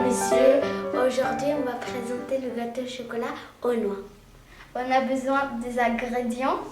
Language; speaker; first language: French; non-native, learner; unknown